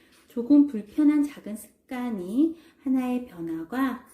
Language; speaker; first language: Korean; native; Korean